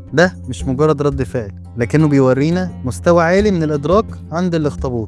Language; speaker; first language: Arabic; native; Arabic